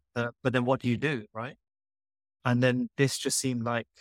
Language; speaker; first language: English; native; English